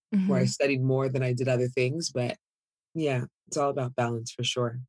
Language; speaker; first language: English; early bilingual, other home language; Yoruba